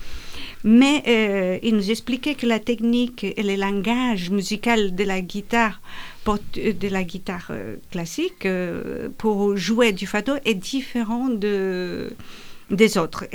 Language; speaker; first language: French; non-native, fluent; Portuguese